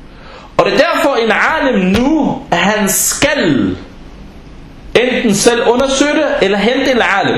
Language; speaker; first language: Danish; non-native, fluent; Arabic